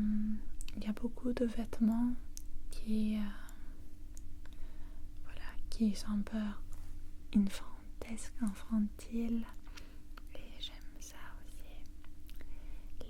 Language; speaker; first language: French; non-native, fluent; English